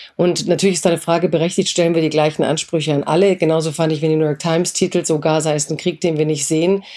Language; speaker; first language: German; early bilingual, other home language; Croatian